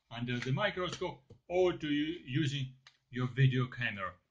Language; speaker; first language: English; non-native, learner; Ukrainian